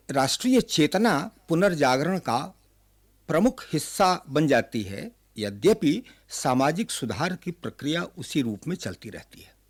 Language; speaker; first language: Hindi; native; Hindi